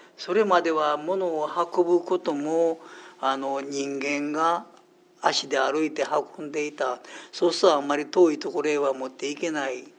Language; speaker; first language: Japanese; native; Japanese